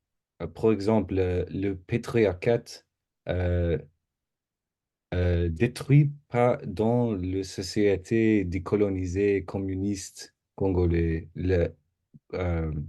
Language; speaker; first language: French; non-native, learner; English